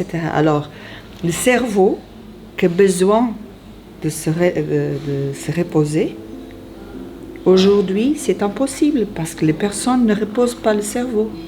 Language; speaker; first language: French; non-native, fluent; Portuguese